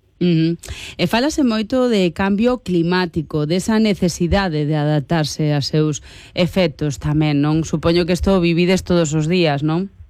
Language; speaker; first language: Galician; non-native, local second language; Spanish